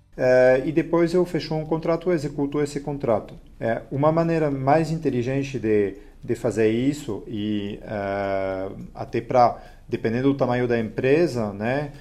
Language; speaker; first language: Portuguese; non-native, fluent; French